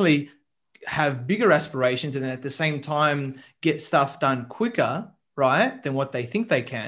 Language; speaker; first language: English; native; English